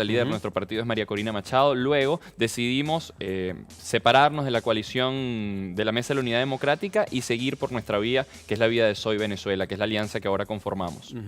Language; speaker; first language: Spanish; native; Spanish